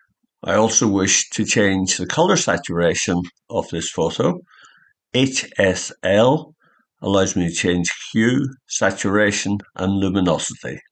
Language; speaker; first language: English; native; English